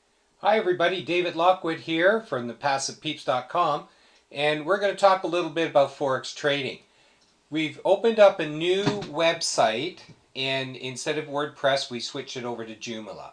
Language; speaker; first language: English; native; English